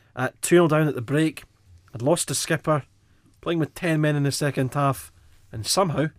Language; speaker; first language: English; native; English